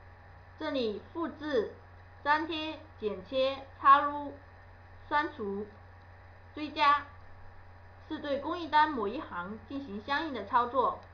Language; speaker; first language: Chinese; native; Chinese